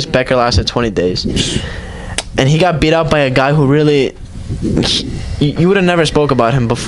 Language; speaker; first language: English; native; English